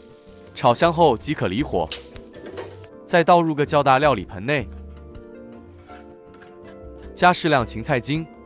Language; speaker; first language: Chinese; native; Chinese